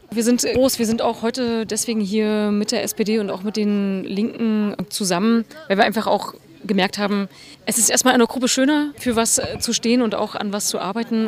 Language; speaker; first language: German; native; German